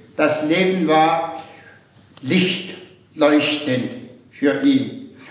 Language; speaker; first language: German; non-native, fluent; Mongolian